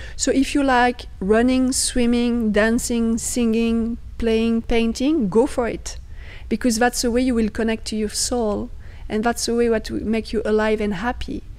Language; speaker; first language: English; non-native, fluent; French